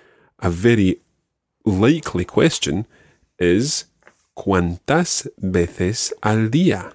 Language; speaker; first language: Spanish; non-native, fluent; English